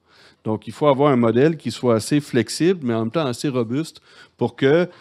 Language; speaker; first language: French; native; French